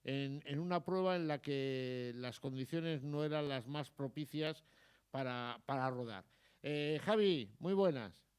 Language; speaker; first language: Spanish; native; Spanish